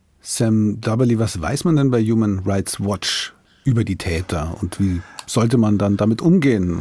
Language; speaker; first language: German; native; German